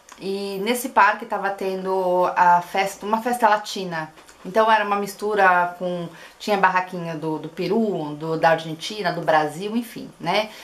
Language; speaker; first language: Portuguese; native; Portuguese